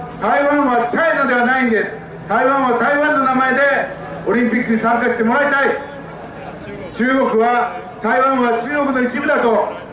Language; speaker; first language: Japanese; native; Japanese